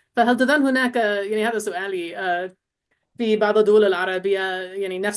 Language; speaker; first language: Arabic; non-native, learner; English